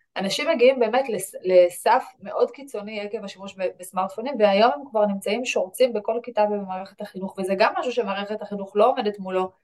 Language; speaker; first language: Hebrew; native; Hebrew